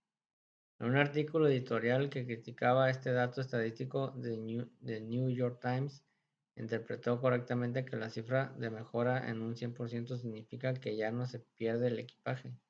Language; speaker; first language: Spanish; native; Spanish